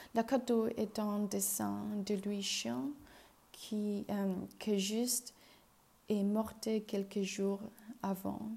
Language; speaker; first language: French; non-native, learner; Chinese